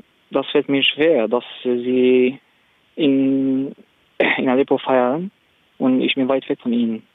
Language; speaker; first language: German; non-native, learner; Arabic